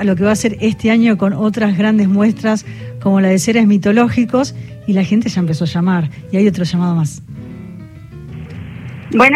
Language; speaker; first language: Spanish; native; Spanish